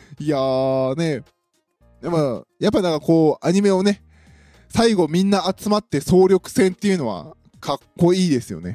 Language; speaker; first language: Japanese; native; Japanese